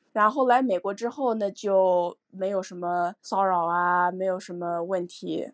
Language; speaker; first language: Chinese; early bilingual, heritage; Chinese